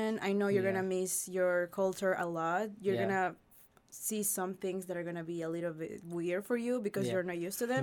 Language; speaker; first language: English; non-native, fluent; Spanish